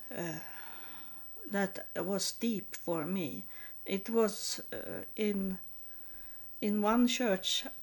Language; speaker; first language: English; non-native, learner; Swedish